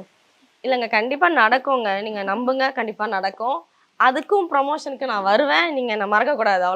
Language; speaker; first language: Tamil; native; Tamil